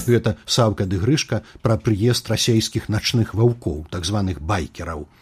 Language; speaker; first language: Belarusian; native; Belarusian